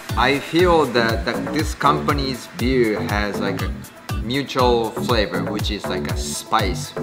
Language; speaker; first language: English; non-native, fluent; Japanese